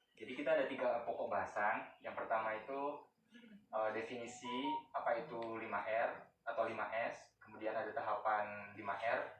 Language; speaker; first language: Indonesian; native; Indonesian